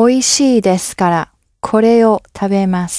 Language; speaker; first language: Japanese; non-native, learner; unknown